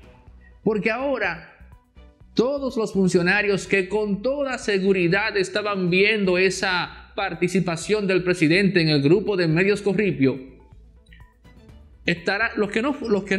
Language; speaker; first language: Spanish; native; Spanish